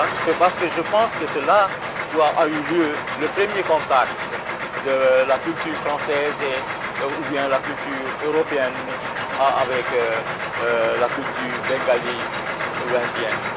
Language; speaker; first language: French; non-native, fluent; Bangla